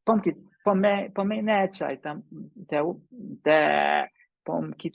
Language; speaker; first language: Thai; non-native, learner; English